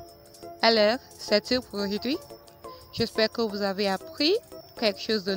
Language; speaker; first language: French; non-native, fluent; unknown